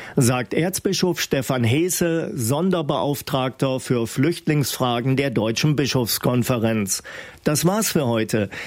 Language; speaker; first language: German; native; German